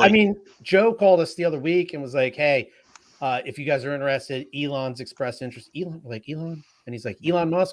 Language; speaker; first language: English; native; English